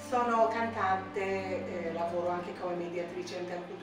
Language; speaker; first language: Italian; non-native, fluent; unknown